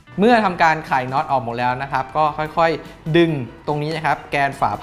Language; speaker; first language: Thai; native; Thai